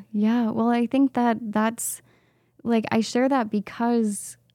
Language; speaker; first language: English; native; English